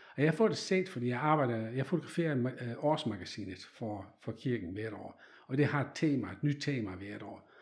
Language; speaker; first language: Danish; non-native, fluent; Dutch